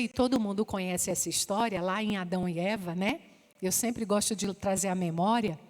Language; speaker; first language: Portuguese; native; Portuguese